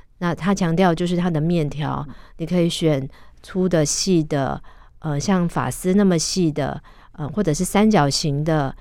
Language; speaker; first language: Chinese; native; Chinese